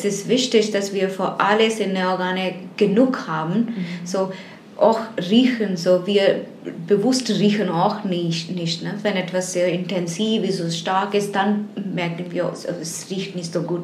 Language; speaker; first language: German; non-native, fluent; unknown